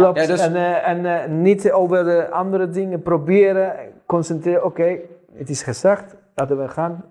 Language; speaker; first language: Dutch; non-native, fluent; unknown